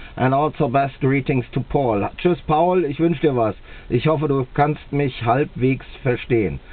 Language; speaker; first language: English; non-native, fluent; German